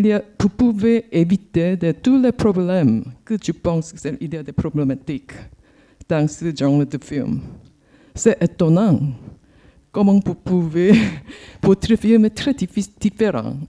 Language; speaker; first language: French; non-native, learner; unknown